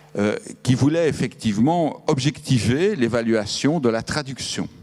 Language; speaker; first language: French; native; French